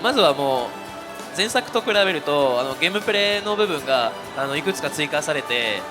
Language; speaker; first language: Japanese; non-native, fluent; French